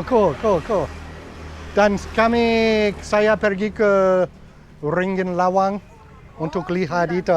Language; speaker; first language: Indonesian; non-native, learner; English